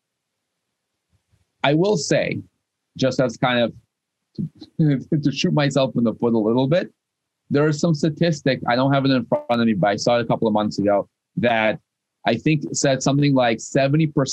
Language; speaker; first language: English; non-native, fluent; Russian